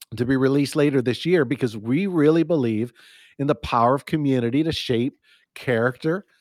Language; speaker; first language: English; native; English